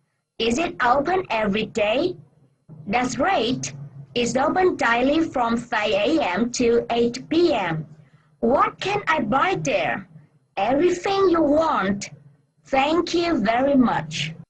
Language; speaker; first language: English; non-native, fluent; Vietnamese